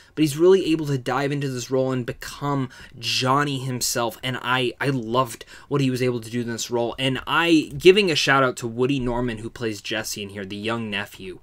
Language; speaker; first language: English; native; English